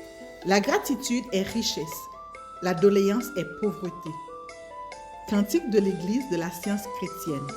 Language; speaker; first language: French; native; French